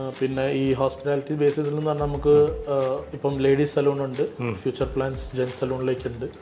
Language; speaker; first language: Malayalam; early bilingual, heritage; Malayalam